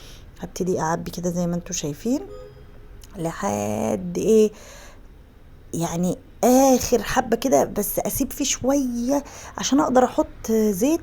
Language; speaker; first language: Arabic; native; Arabic